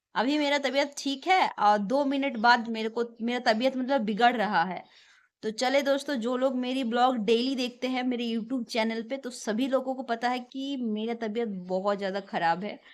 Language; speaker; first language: Hindi; non-native, local second language; Bangla